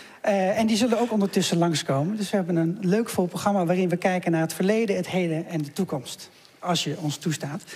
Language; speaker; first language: Dutch; native; Dutch